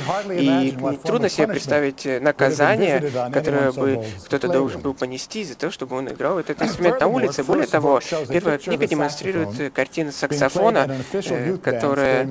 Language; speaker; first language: Russian; native; Russian